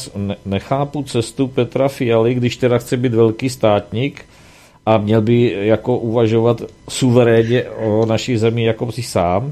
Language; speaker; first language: Czech; native; Czech